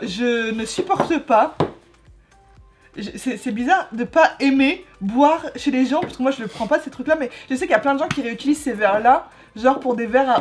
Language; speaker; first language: French; native; French